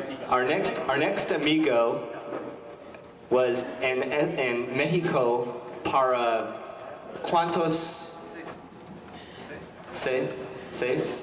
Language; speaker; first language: Spanish; non-native, learner; English